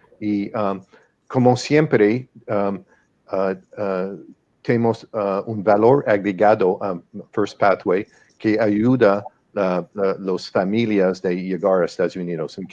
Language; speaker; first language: Spanish; non-native, fluent; English